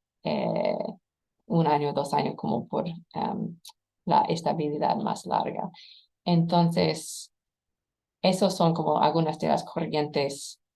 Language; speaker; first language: Spanish; non-native, fluent; English